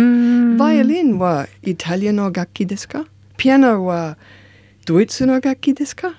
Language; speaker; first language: Japanese; non-native, learner; English